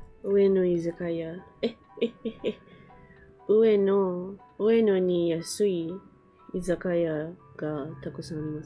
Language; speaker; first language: Japanese; non-native, learner; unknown